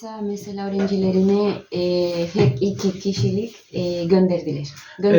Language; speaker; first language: Turkish; non-native, learner; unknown